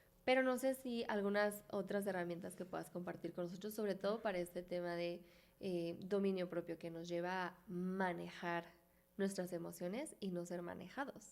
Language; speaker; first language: Spanish; native; Spanish